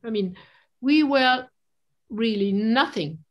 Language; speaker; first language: English; non-native, fluent; French